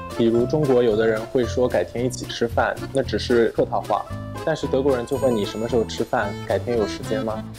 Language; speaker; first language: Chinese; early bilingual, heritage; German